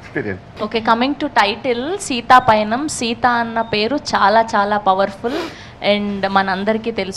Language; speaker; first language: Telugu; native; Telugu